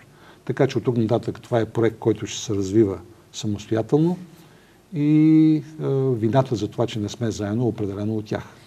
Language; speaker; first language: Bulgarian; native; Bulgarian